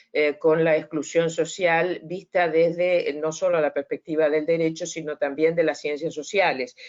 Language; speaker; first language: Spanish; native; Spanish